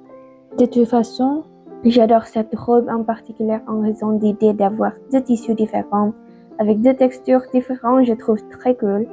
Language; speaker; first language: French; non-native, learner; Indonesian